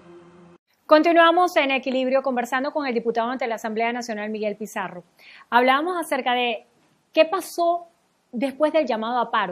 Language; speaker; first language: Spanish; native; Spanish